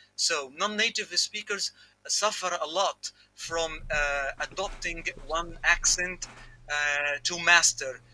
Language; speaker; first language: English; non-native, fluent; Arabic